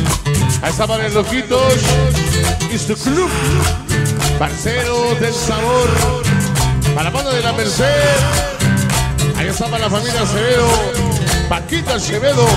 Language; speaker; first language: Spanish; native; Spanish